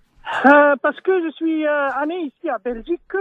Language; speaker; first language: French; non-native, local second language; Dutch